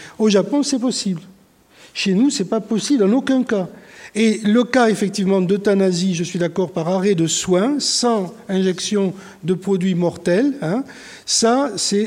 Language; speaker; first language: French; native; French